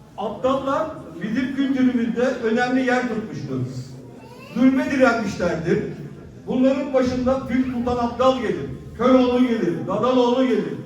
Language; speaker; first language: Turkish; non-native, local second language; Kurdish